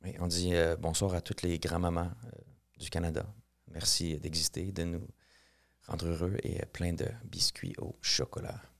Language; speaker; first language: French; native; French